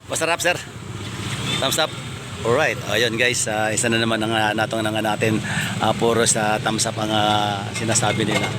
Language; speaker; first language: Filipino; native; Filipino